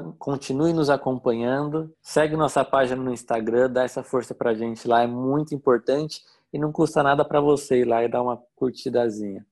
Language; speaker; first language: Portuguese; native; Portuguese